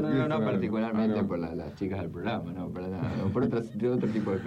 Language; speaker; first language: Spanish; native; Spanish